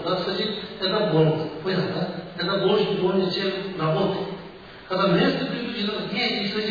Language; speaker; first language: Russian; non-native, learner; Tibetan